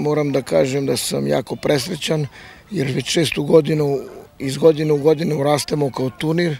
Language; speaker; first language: Croatian; native; Croatian